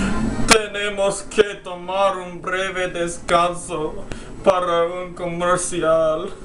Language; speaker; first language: Spanish; non-native, learner; English